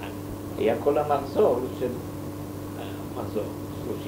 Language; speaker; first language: Hebrew; non-native, fluent; German